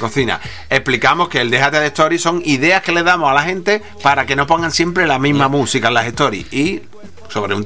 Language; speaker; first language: Spanish; native; Spanish